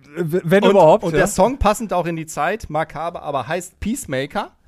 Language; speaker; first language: German; native; German